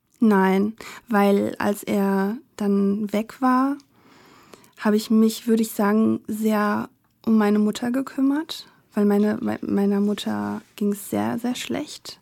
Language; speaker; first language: German; native; German